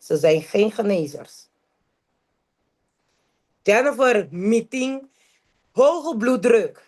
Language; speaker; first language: Dutch; non-native, local second language; Papiamento